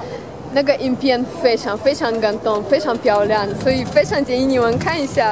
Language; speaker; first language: Chinese; non-native, fluent; Russian